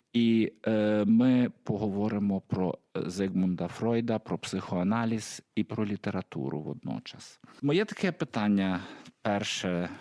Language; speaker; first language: Ukrainian; native; Ukrainian